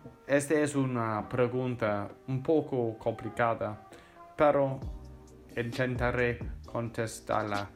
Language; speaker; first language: Spanish; non-native, fluent; English